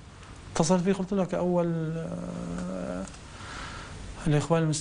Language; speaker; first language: Arabic; native; Arabic